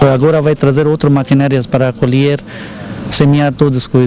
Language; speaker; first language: Portuguese; non-native, learner; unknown